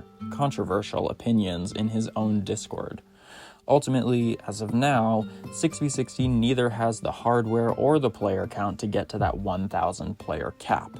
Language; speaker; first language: English; native; English